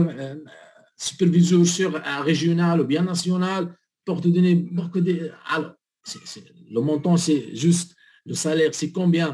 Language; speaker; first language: French; non-native, learner; Arabic